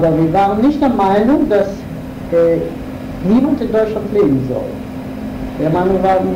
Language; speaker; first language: German; non-native, fluent; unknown